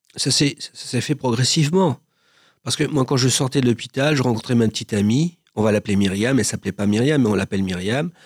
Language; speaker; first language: French; native; French